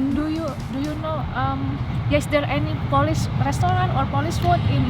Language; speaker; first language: English; non-native, learner; Indonesian